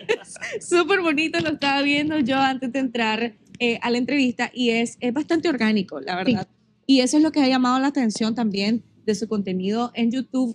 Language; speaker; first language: Spanish; native; Spanish